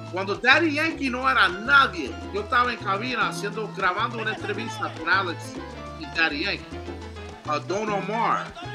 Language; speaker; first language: Spanish; early bilingual, heritage; Spanish